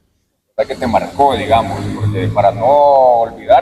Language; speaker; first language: Spanish; native; Spanish